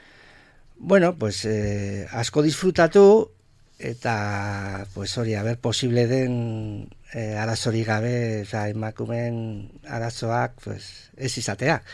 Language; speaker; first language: Basque; non-native, local second language; Spanish